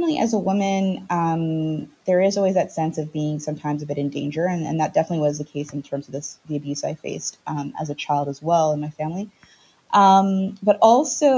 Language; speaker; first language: English; native; English